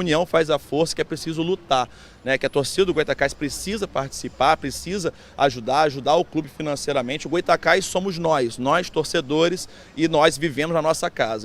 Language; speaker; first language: Portuguese; native; Portuguese